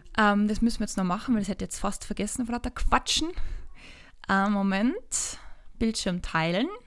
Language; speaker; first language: German; native; German